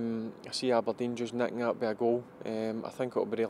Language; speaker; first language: English; native; English